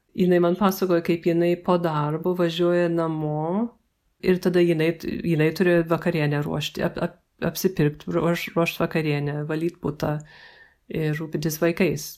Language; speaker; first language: Lithuanian; early bilingual, heritage; Lithuanian